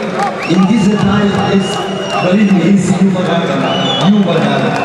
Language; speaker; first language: German; non-native, learner; Catalan